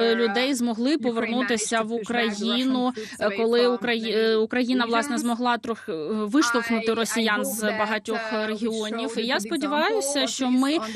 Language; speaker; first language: Ukrainian; non-native, fluent; Hungarian